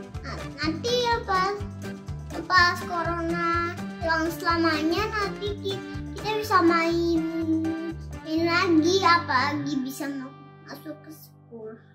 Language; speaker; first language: Indonesian; early bilingual, heritage; Indonesian